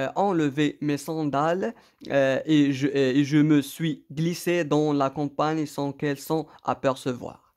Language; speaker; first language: French; non-native, local second language; Arabic